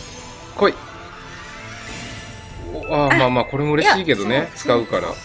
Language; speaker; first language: Japanese; native; Japanese